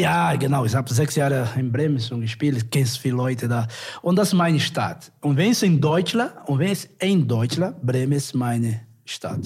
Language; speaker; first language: German; non-native, learner; Portuguese